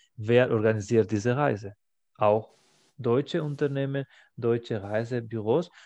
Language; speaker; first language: German; non-native, fluent; Spanish